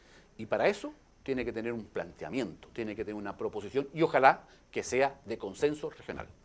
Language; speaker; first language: Spanish; native; Spanish